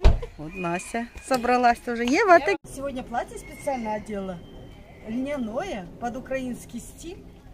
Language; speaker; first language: Russian; native; Russian